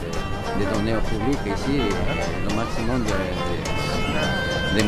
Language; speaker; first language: French; non-native, fluent; Spanish